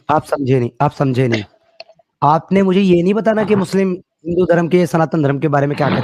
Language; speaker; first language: Hindi; native; Hindi